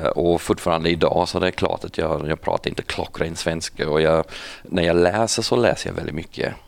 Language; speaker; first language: Swedish; non-native, fluent; English